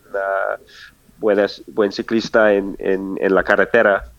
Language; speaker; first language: Spanish; non-native, fluent; English